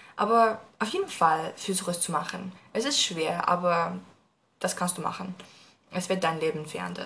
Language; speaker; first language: German; non-native, learner; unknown